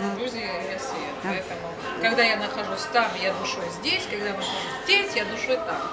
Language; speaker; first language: Russian; non-native, local second language; Georgian